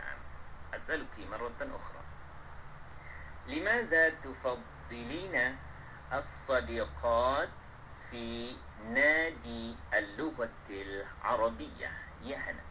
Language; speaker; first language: Arabic; non-native, fluent; Malay